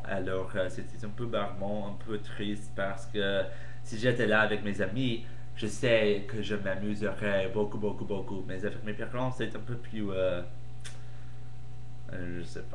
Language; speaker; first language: French; non-native, fluent; English